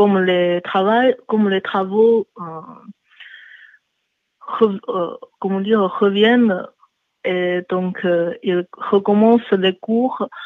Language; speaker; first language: French; non-native, learner; Chinese